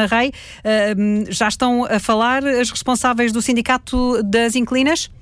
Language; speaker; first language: Portuguese; native; Portuguese